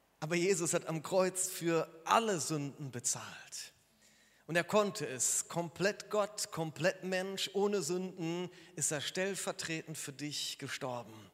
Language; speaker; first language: German; native; German